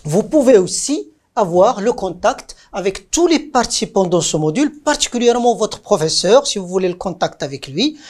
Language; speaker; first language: French; non-native, local second language; Arabic